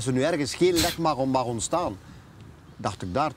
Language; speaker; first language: Dutch; native; Dutch